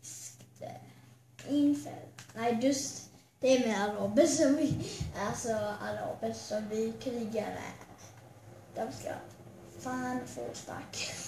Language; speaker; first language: Swedish; early bilingual, other home language; Albanian